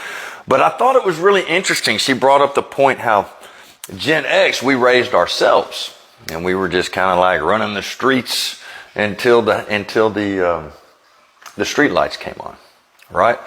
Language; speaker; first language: English; native; English